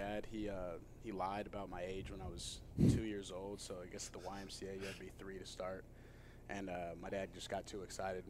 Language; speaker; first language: English; native; English